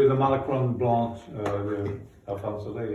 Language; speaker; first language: French; non-native, fluent; English